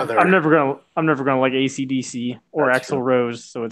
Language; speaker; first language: English; native; English